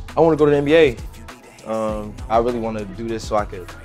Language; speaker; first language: English; native; English